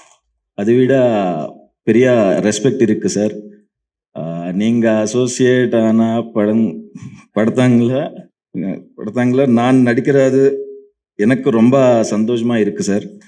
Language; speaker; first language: Tamil; non-native, learner; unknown